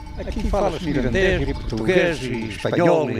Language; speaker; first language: Portuguese; non-native, local second language; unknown